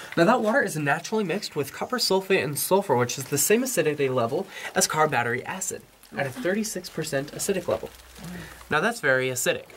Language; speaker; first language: English; native; English